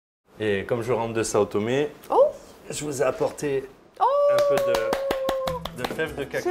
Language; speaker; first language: French; native; French